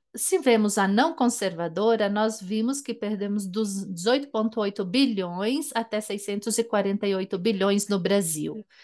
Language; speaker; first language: Portuguese; non-native, fluent; German